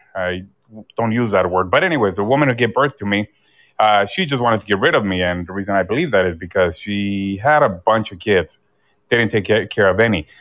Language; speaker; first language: English; early bilingual, other home language; Spanish